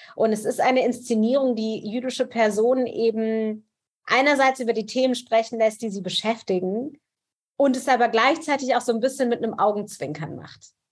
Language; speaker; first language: German; native; German